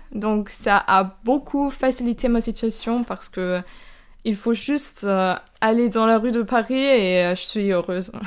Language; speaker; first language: French; non-native, fluent; German